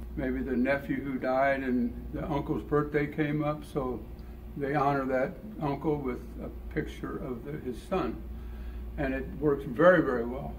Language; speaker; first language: English; native; English